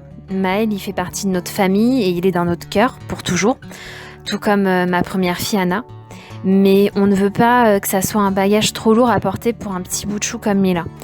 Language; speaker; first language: French; native; French